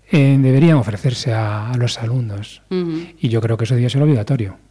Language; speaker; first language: Spanish; native; Spanish